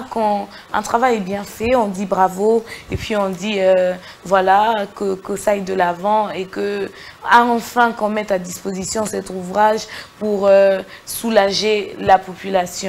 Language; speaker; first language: French; non-native, local second language; Lingala